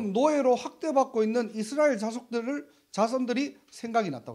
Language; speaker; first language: Korean; native; Korean